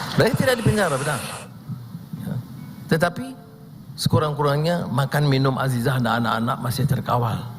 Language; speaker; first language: Malay; native; Malay